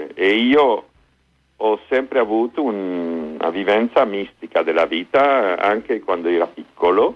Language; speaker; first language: Italian; non-native, fluent; Spanish